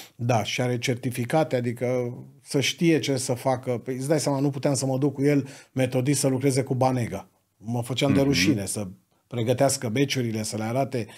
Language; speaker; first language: Romanian; native; Romanian